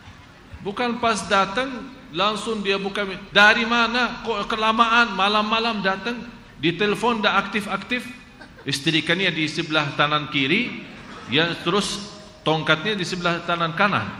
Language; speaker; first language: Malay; non-native, fluent; Arabic